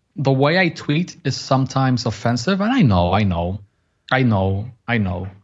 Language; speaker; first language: English; non-native, fluent; Spanish